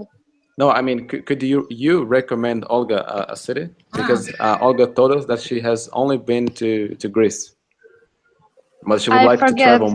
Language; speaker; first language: English; non-native, fluent; Russian